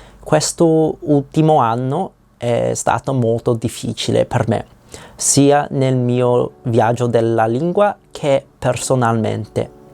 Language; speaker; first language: Italian; non-native, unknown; English